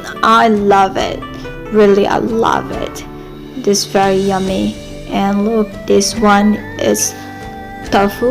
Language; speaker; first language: English; non-native, fluent; Indonesian